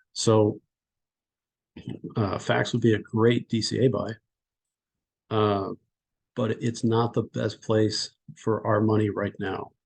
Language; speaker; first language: English; native; English